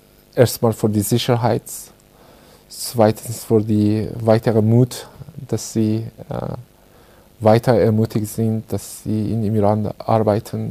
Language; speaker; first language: German; non-native, learner; Persian